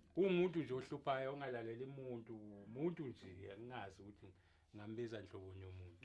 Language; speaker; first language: Zulu; native; Zulu